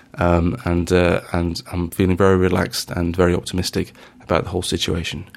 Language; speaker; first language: English; native; English